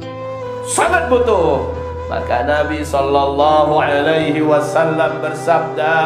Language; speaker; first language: Indonesian; native; Indonesian